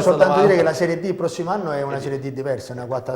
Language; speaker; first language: Italian; native; Italian